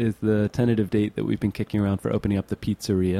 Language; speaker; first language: English; native; English